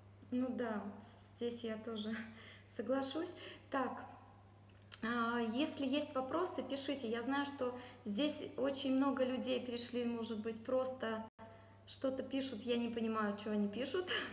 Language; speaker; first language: Russian; native; Russian